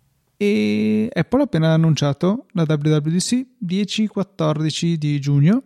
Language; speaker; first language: Italian; native; Italian